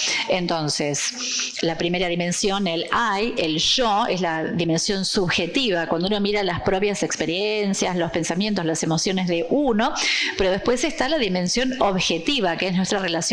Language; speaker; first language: Spanish; non-native, fluent; Portuguese